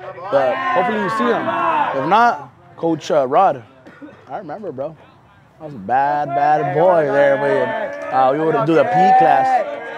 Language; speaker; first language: English; early bilingual, other home language; Spanish